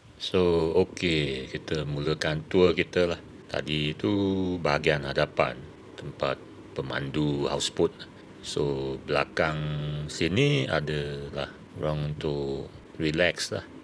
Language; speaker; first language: Malay; native; Malay